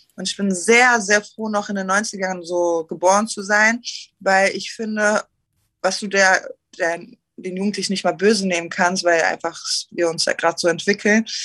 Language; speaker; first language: German; early bilingual, other home language; Turkish